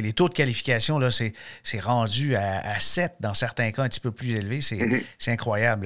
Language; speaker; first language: French; native; French